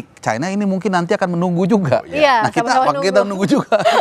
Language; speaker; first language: Indonesian; native; Indonesian